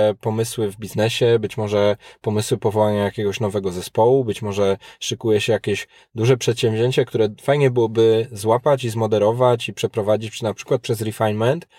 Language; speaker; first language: Polish; native; Polish